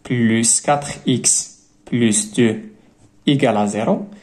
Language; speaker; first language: French; non-native, local second language; Arabic